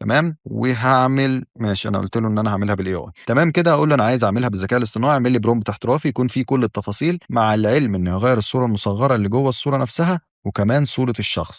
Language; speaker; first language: Arabic; native; Arabic